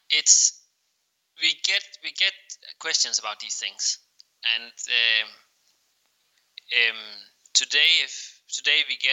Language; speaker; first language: English; non-native, fluent; Danish